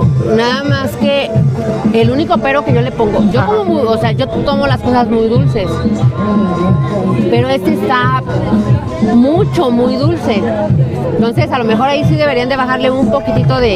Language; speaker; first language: Spanish; native; Spanish